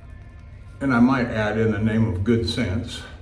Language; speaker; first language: English; native; English